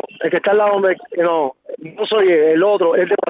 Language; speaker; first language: Spanish; native; Spanish